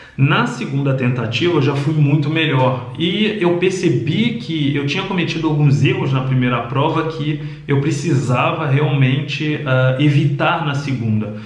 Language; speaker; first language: Portuguese; native; Portuguese